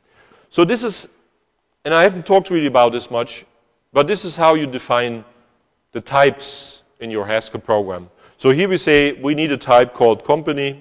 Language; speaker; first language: English; non-native, fluent; German